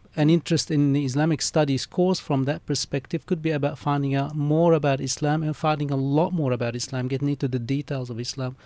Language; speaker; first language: English; early bilingual, other home language; Arabic